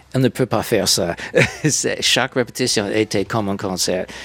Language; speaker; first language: French; native; French